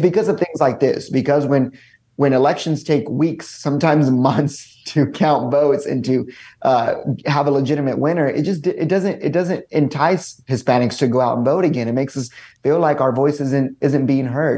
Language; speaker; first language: English; native; English